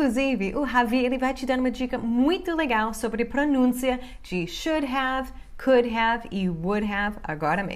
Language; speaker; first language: Portuguese; non-native, fluent; English